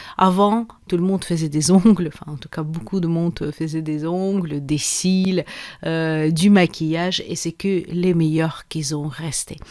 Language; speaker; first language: French; non-native, fluent; Russian